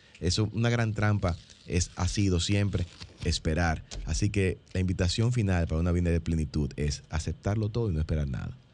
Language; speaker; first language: Spanish; native; Spanish